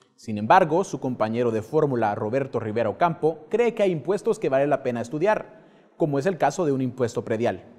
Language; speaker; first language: Spanish; native; Spanish